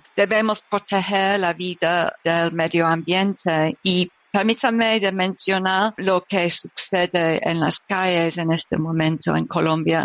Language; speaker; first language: Spanish; non-native, learner; English